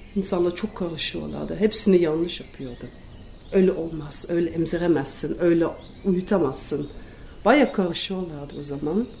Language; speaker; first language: Turkish; non-native, fluent; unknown